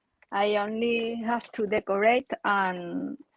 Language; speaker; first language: English; non-native, learner; Spanish